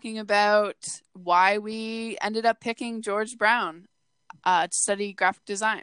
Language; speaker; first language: English; native; English